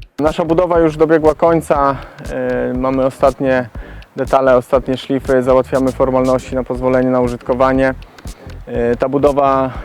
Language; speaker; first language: Polish; native; Polish